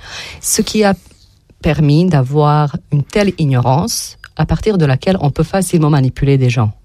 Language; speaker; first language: French; non-native, fluent; Serbian